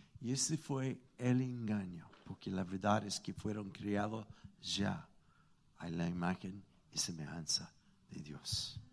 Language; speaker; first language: Spanish; non-native, fluent; English